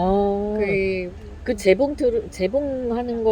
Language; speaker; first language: Korean; native; Korean